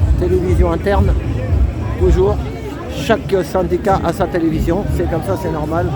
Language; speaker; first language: French; native; French